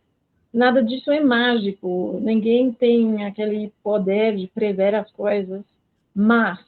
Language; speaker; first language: Portuguese; non-native, fluent; French